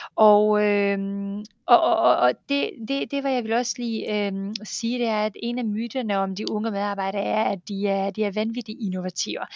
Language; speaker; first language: Danish; non-native, fluent; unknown